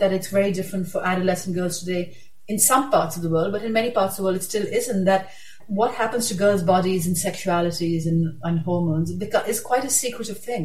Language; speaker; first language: English; non-native, local second language; Urdu